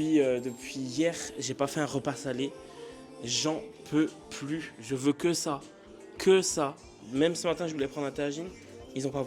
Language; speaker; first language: French; native; French